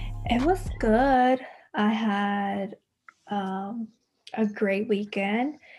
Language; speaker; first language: English; early bilingual, other home language; Spanish